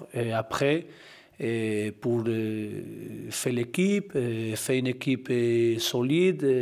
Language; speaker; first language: French; non-native, learner; Spanish